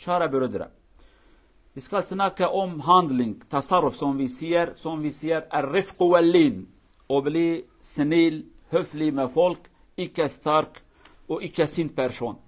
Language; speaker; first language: Norwegian; non-native, learner; Kurdish